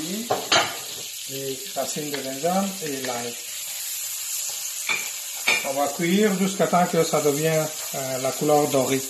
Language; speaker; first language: French; non-native, fluent; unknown